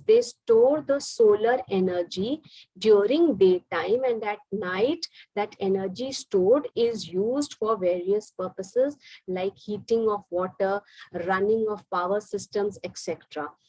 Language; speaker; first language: English; non-native, local second language; Hindi